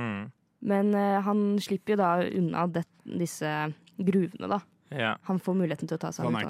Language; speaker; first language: Norwegian; native; Norwegian